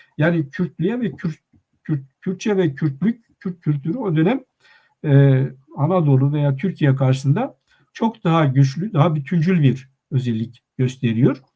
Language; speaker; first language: Turkish; non-native, local second language; Kurdish